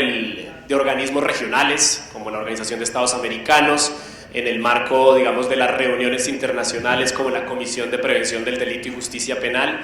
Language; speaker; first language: Spanish; native; Spanish